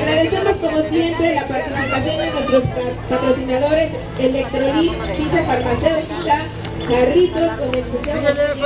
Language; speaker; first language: Spanish; native; Spanish